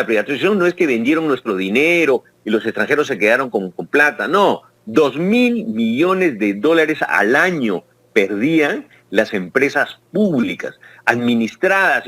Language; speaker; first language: Spanish; native; Spanish